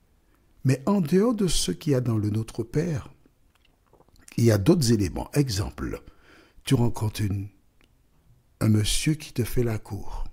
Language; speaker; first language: French; native; French